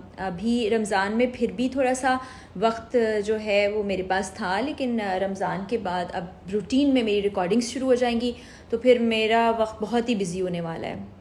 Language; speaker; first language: Urdu; native; Urdu